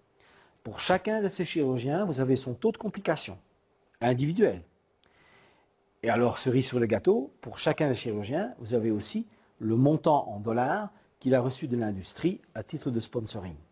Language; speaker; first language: French; native; French